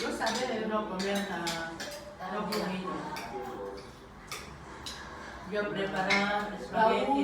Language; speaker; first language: Spanish; non-native, learner; Filipino